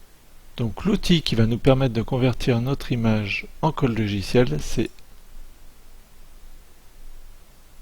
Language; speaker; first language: French; native; French